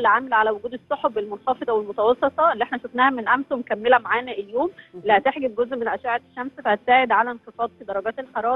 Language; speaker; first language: Arabic; native; Arabic